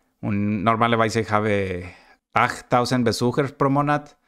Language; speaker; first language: German; non-native, learner; Spanish